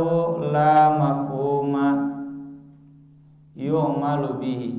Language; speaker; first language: Arabic; non-native, fluent; Sundanese